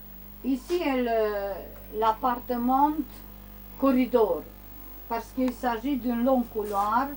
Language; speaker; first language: French; non-native, learner; Romanian